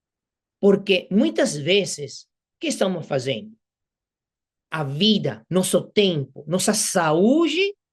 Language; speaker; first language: Portuguese; non-native, fluent; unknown